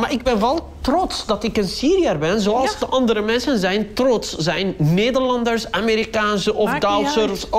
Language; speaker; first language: Dutch; non-native, learner; Arabic